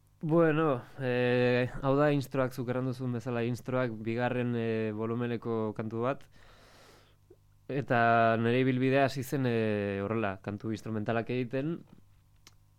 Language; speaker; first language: Basque; native; Basque